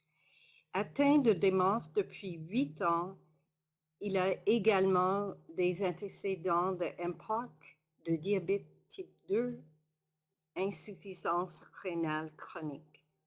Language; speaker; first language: French; non-native, local second language; English